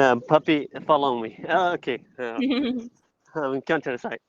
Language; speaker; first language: English; non-native, learner; Arabic